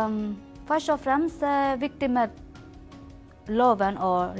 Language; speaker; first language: Norwegian; non-native, learner; Burmese